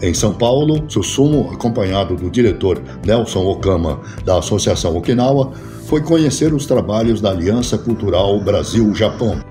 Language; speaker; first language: Portuguese; native; Portuguese